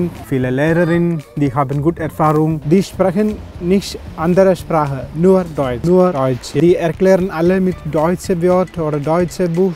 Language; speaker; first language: German; non-native, learner; Malayalam